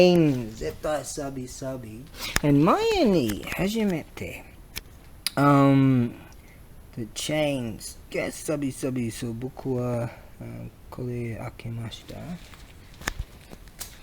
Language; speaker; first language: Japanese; non-native, learner; English